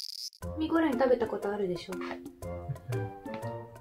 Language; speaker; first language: Japanese; non-native, local second language; Indonesian